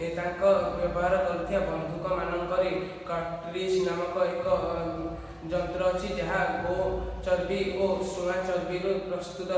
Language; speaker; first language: Hindi; non-native, local second language; Odia